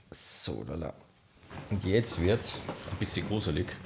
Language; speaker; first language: German; native; German